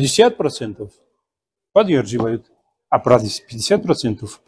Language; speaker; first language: Russian; non-native, fluent; Spanish